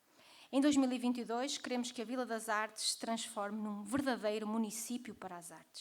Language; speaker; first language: Portuguese; native; Portuguese